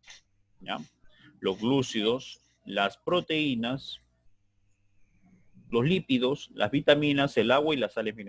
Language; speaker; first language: Spanish; native; Spanish